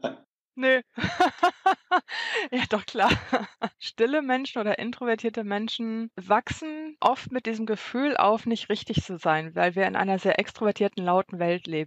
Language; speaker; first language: German; native; German